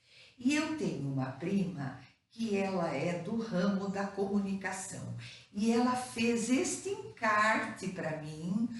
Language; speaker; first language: Portuguese; native; Portuguese